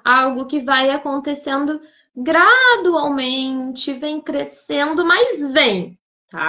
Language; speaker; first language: Portuguese; native; Portuguese